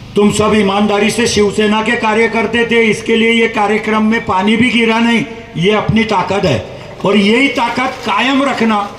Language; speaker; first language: Hindi; non-native, local second language; Marathi